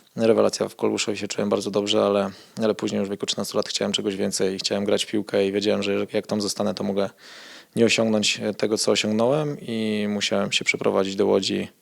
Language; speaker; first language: Polish; native; Polish